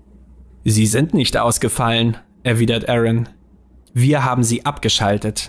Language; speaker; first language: German; native; German